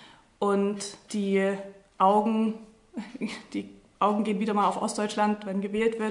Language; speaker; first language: German; native; German